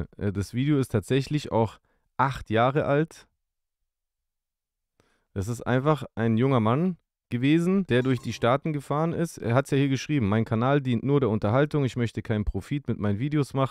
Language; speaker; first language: German; native; German